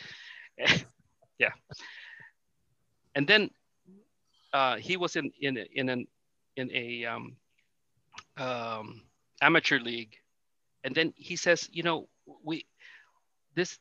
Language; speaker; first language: English; non-native, local second language; Filipino